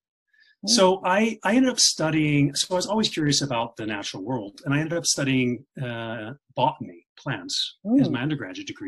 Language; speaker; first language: English; native; English